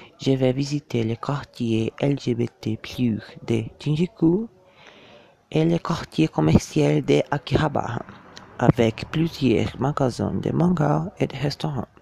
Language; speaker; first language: French; non-native, learner; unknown